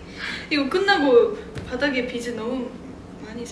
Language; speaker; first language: Korean; non-native, fluent; Japanese